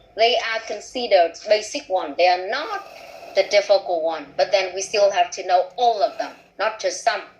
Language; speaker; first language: English; non-native, fluent; Vietnamese